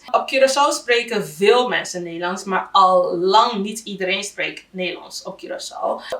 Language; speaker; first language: Dutch; non-native, local second language; Haitian Creole